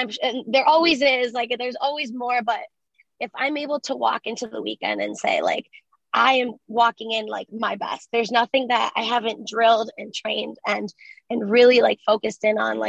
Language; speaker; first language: English; early bilingual, other home language; Spanish